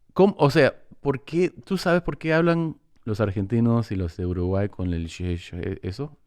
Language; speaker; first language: Spanish; early bilingual, heritage; Spanish